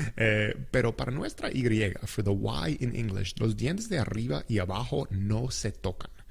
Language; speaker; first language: Spanish; non-native, fluent; English